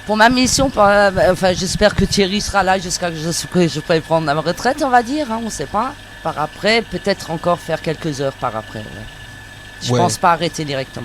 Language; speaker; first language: French; native; French